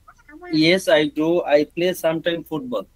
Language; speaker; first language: English; non-native, learner; Bangla